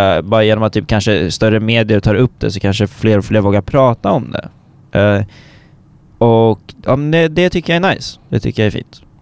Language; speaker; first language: Swedish; native; Swedish